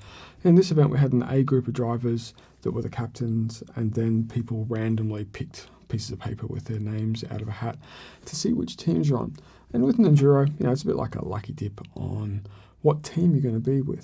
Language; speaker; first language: English; native; English